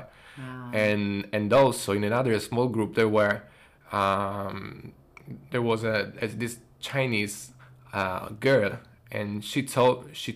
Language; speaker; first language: English; non-native, fluent; Italian